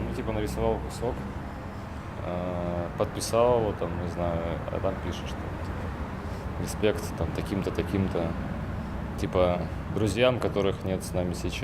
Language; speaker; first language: Russian; native; Russian